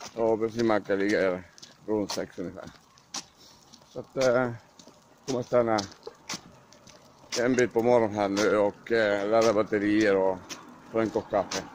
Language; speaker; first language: Swedish; non-native, learner; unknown